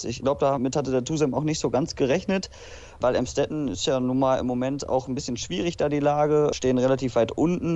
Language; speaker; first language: German; native; German